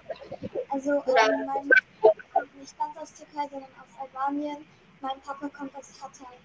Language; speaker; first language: German; early bilingual, other home language; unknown